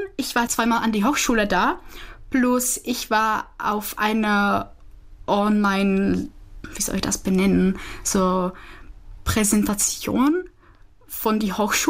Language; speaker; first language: German; non-native, fluent; Czech